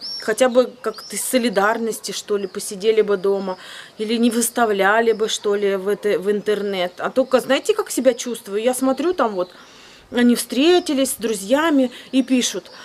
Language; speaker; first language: Russian; native; Russian